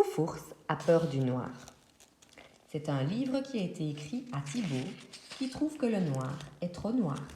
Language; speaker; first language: French; native; French